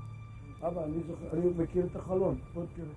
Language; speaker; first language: Hebrew; non-native, fluent; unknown